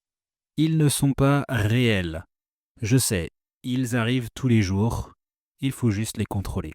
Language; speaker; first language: French; native; French